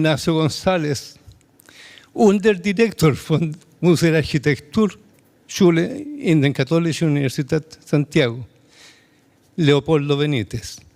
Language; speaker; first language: German; non-native, learner; Spanish